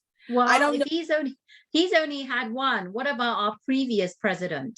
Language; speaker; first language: English; native; English